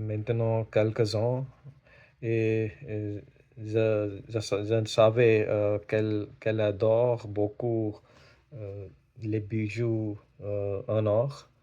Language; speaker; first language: French; non-native, learner; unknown